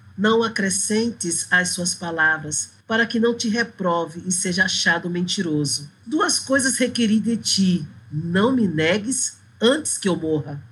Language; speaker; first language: Portuguese; native; Portuguese